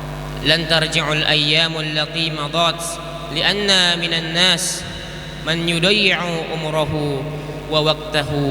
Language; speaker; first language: Arabic; non-native, learner; Indonesian